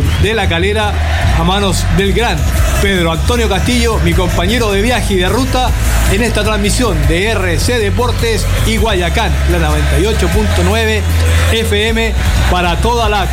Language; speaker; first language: Spanish; native; Spanish